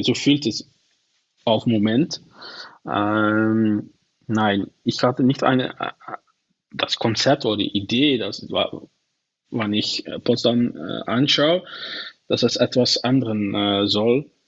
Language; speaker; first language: German; non-native, learner; Dutch